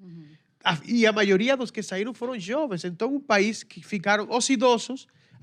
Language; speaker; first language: Portuguese; non-native, fluent; Spanish